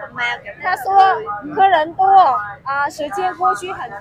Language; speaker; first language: Chinese; non-native, fluent; Vietnamese